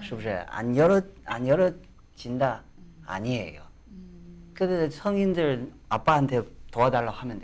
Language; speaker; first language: Korean; non-native, fluent; Chinese